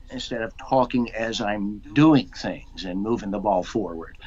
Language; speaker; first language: English; native; English